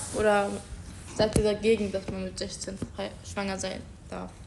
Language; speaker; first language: German; non-native, learner; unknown